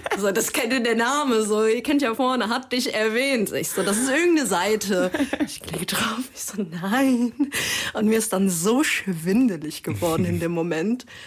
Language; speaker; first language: German; native; German